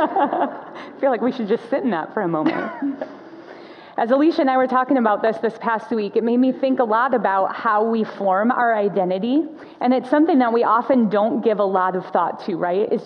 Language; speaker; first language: English; native; English